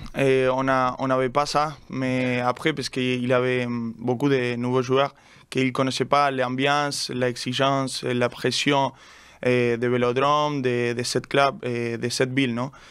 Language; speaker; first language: French; non-native, learner; Spanish